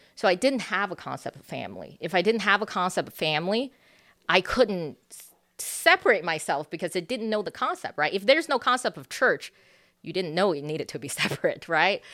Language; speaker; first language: English; early bilingual, other home language; Chinese